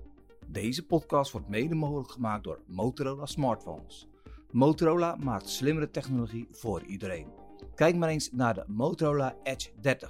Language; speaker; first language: Dutch; native; Dutch